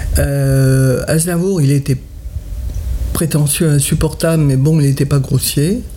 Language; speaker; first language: French; early bilingual, other home language; Italian